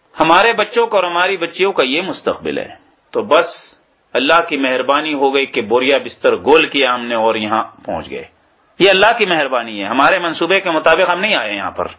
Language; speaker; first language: Urdu; native; Urdu